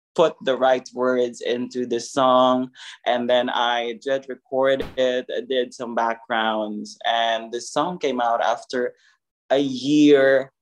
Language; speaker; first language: English; non-native, local second language; Filipino